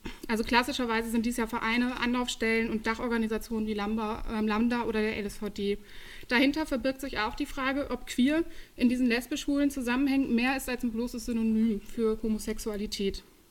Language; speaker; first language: German; native; German